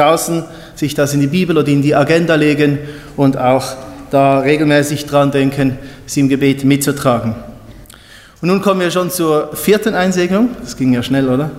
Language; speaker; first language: German; native; German